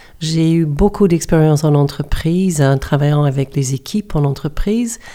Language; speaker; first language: French; non-native, fluent; English